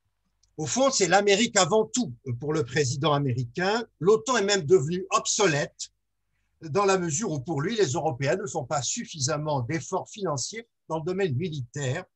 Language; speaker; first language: French; native; French